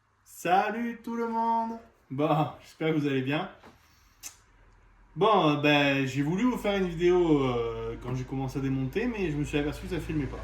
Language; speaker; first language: French; native; French